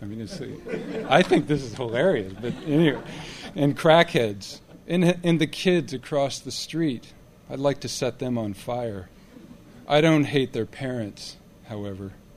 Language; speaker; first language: English; native; English